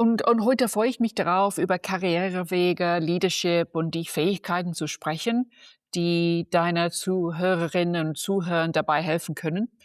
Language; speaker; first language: German; non-native, fluent; English